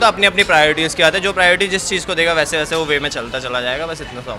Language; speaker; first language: Hindi; native; Hindi